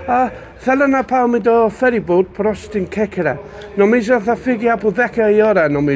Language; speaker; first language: Greek; non-native, learner; English